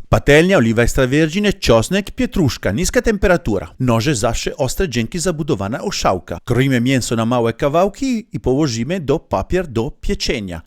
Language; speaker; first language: Polish; non-native, learner; Italian